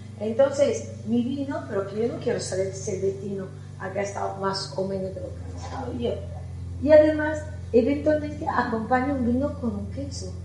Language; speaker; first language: Spanish; non-native, fluent; Italian